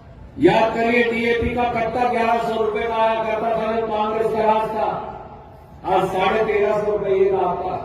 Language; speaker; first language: Hindi; native; Hindi